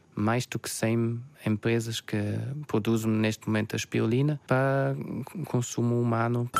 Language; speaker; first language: Portuguese; non-native, fluent; German